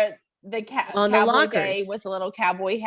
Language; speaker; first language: English; native; English